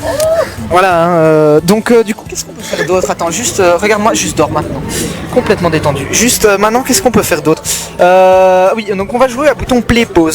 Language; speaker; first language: French; native; French